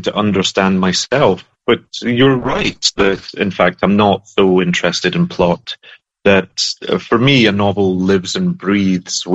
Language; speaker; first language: English; native; English